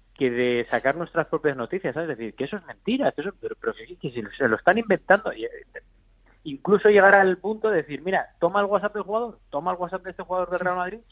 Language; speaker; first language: Spanish; native; Spanish